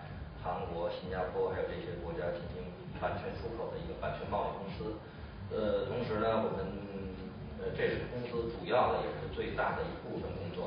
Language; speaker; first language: Chinese; native; Chinese